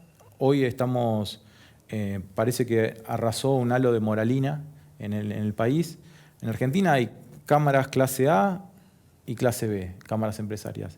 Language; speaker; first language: Spanish; native; Spanish